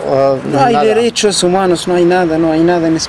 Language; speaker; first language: Spanish; non-native, learner; Arabic